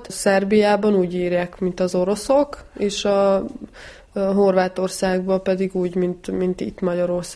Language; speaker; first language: Hungarian; early bilingual, heritage; Hungarian